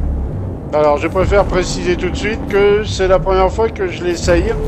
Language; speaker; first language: French; native; French